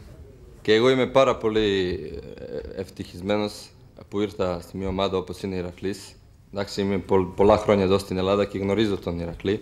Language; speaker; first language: Greek; non-native, fluent; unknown